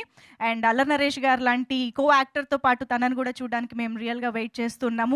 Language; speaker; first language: Telugu; native; Telugu